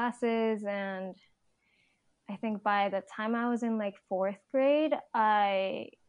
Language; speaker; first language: English; non-native, fluent; Japanese